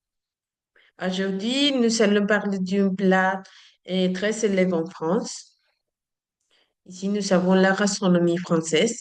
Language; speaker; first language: French; non-native, learner; Spanish